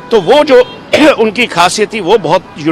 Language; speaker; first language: Hindi; native; Hindi